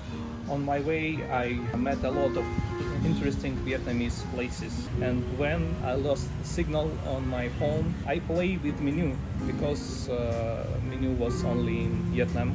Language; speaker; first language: English; non-native, learner; Russian